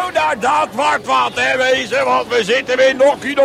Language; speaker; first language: Dutch; native; Dutch